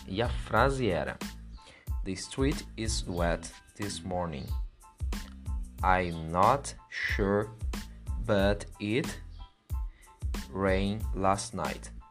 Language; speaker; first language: English; non-native, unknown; Portuguese